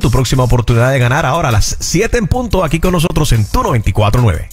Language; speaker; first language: Spanish; native; Spanish